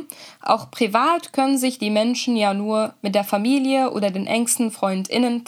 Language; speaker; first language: German; native; German